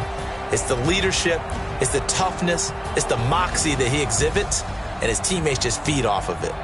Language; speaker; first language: English; native; English